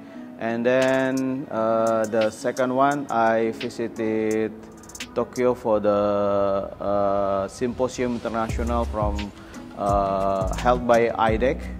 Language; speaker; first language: English; non-native, learner; Indonesian